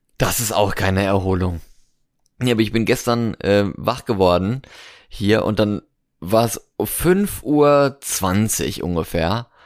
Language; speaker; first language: German; native; German